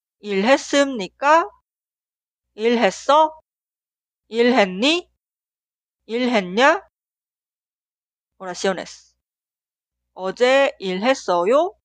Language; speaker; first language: Korean; non-native, fluent; Spanish